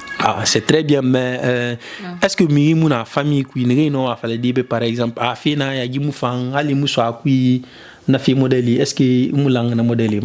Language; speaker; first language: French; non-native, local second language; Fula